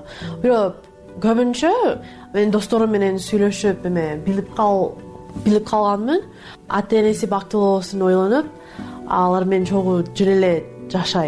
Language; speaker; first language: Kyrgyz; non-native, learner; English